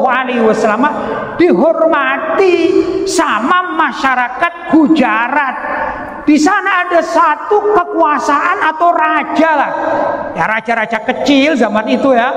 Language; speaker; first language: Indonesian; native; Indonesian